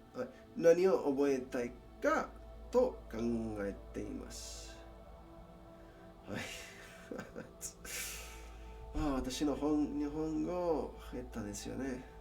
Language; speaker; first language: Japanese; non-native, learner; Spanish